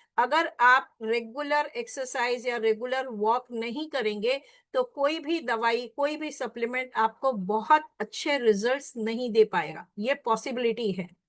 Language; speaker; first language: Hindi; non-native, local second language; Marathi